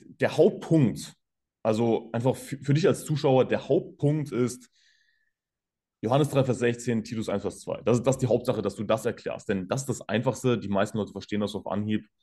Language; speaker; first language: German; native; German